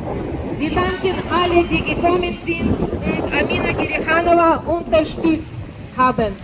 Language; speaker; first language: German; non-native, fluent; Russian